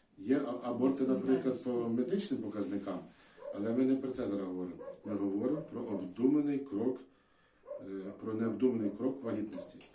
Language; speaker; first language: Ukrainian; native; Ukrainian